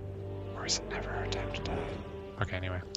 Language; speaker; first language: English; native; English